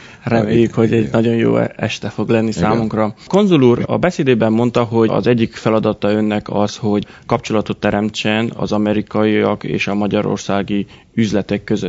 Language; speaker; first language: Hungarian; native; Hungarian